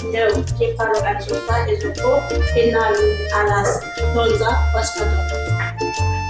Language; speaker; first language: Catalan; non-native, learner; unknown